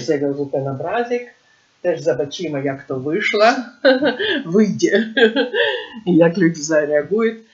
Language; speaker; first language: Polish; non-native, learner; Ukrainian